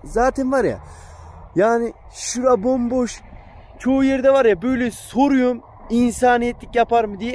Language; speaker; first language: Turkish; native; Turkish